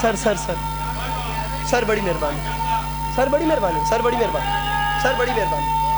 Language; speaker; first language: Urdu; non-native, local second language; Punjabi